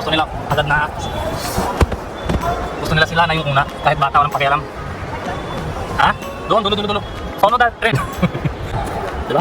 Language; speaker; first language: Filipino; non-native, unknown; Punjabi